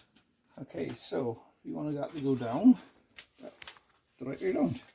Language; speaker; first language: English; native; English